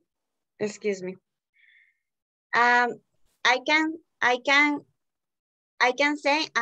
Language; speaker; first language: English; non-native, learner; Spanish